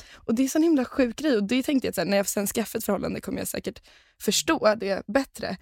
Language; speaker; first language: Swedish; native; Swedish